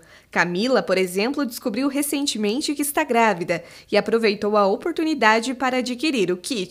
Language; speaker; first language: Portuguese; native; Portuguese